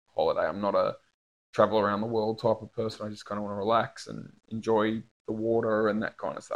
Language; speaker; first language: English; native; English